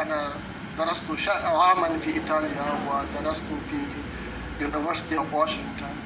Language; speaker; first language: Arabic; non-native, fluent; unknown